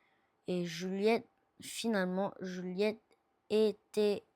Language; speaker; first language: French; non-native, learner; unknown